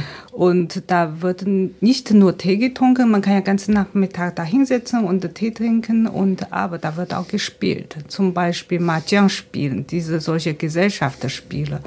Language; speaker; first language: German; non-native, fluent; Chinese